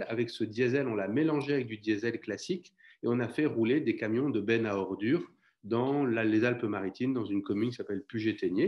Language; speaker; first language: French; native; French